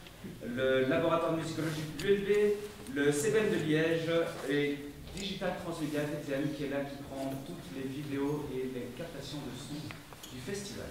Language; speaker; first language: French; native; French